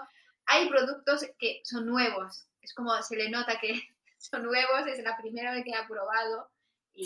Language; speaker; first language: Spanish; non-native, fluent; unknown